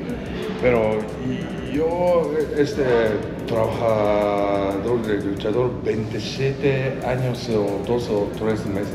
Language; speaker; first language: Spanish; non-native, learner; Japanese